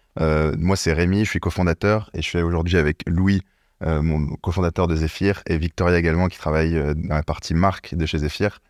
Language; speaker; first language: French; native; French